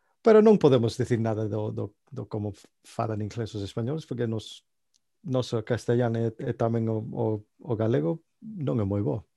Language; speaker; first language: Galician; native; Galician